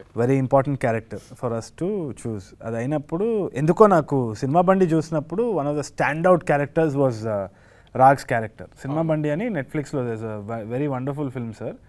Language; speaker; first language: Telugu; native; Telugu